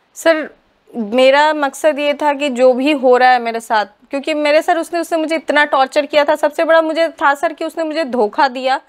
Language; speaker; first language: Hindi; native; Hindi